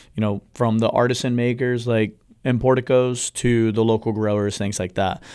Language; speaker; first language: English; native; English